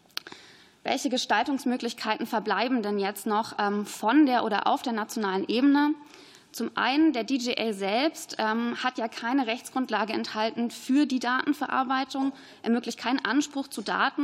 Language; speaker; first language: German; native; German